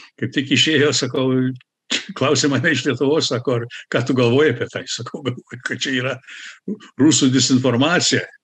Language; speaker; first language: Lithuanian; early bilingual, heritage; Lithuanian